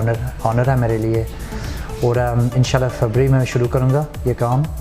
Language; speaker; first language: Hindi; early bilingual, heritage; Hindi